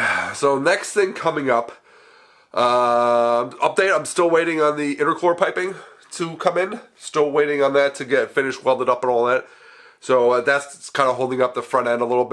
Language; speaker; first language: English; native; English